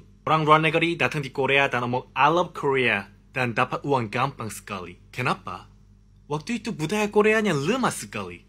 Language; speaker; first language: Indonesian; non-native, fluent; Korean